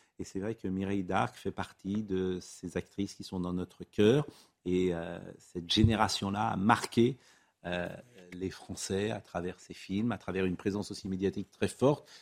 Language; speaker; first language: French; native; French